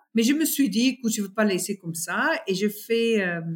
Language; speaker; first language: French; non-native, fluent; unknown